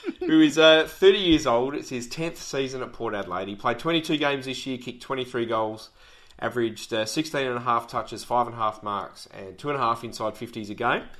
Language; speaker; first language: English; native; English